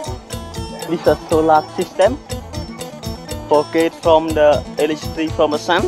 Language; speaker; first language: English; non-native, learner; Khmer